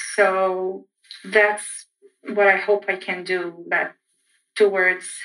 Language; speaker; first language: English; non-native, fluent; Arabic